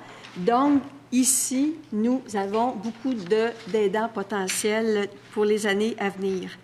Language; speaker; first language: French; native; French